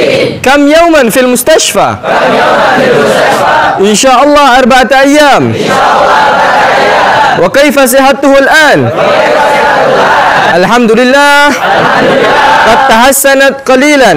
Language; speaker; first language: Arabic; non-native, learner; Indonesian